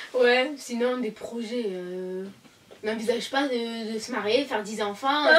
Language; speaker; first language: French; early bilingual, other home language; Arabic